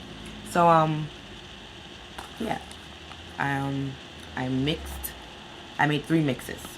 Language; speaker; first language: English; native; English